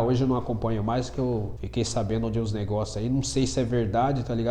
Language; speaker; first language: Portuguese; native; Portuguese